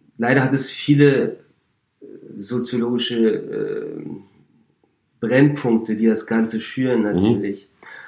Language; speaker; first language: German; native; German